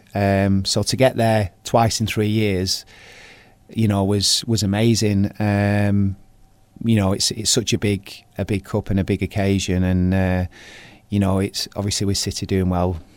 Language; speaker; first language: English; native; English